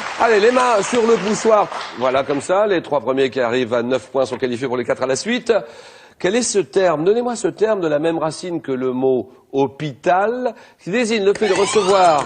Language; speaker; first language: French; native; French